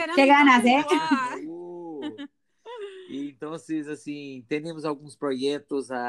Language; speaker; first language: Spanish; non-native, learner; Portuguese